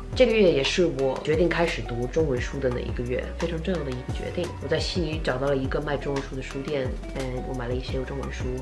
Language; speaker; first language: Chinese; early bilingual, heritage; Chinese